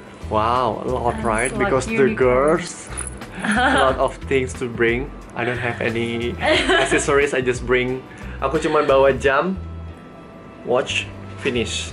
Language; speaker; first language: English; non-native, learner; Indonesian